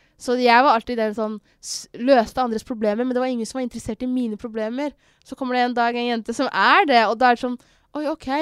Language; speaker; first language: Norwegian; early bilingual, other home language; Somali